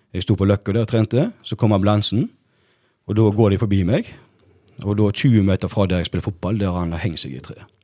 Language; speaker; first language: Norwegian; native; Norwegian